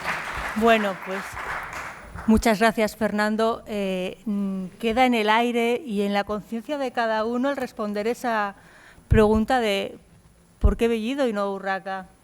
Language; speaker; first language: Spanish; native; Spanish